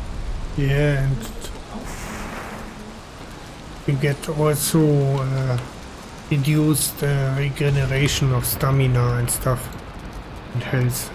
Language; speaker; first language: English; non-native, learner; German